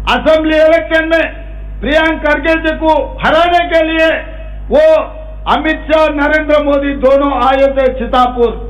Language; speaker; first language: Hindi; non-native, local second language; Telugu